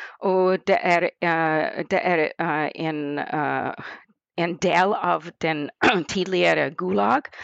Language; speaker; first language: Norwegian; non-native, fluent; English